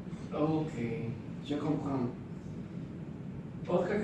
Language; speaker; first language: French; non-native, learner; Spanish